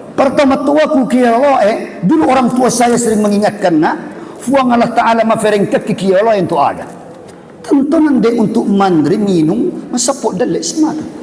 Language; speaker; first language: Malay; non-native, local second language; Buginese